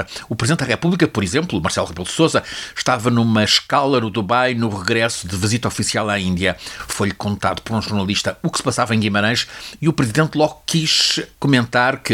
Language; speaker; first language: Portuguese; native; Portuguese